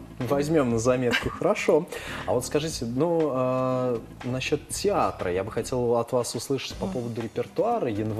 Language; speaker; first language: Russian; native; Russian